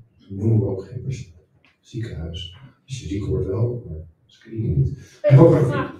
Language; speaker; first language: Dutch; native; Dutch